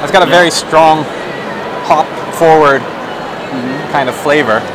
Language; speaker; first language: English; native; English